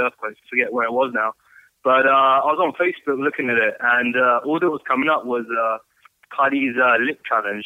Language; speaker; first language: English; native; English